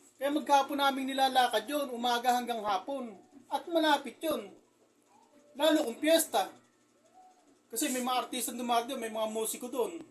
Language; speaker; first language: Filipino; native; Filipino